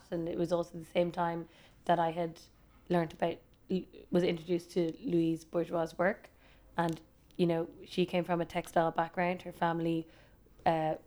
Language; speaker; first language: English; native; English